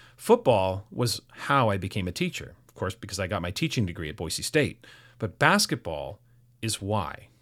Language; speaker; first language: English; native; English